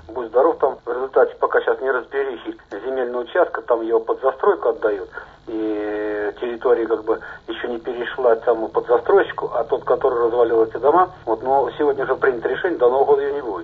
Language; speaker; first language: Russian; native; Russian